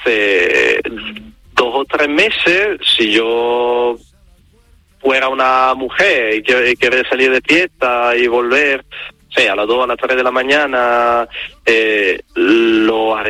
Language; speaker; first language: Spanish; non-native, fluent; Italian